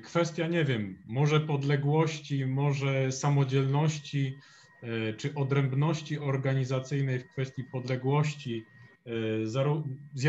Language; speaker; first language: Polish; native; Polish